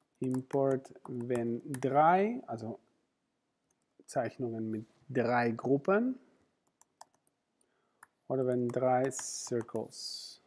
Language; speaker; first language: German; non-native, fluent; Spanish